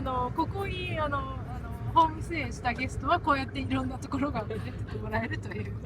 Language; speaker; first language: Japanese; native; Japanese